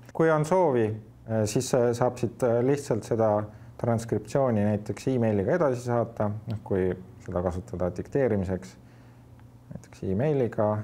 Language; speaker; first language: Estonian; native; Estonian